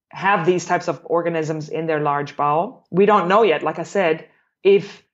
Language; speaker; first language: English; non-native, fluent; German